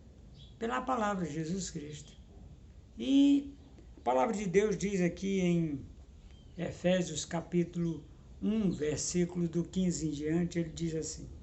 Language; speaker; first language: Portuguese; native; Portuguese